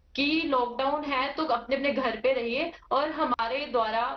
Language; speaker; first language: Hindi; native; Hindi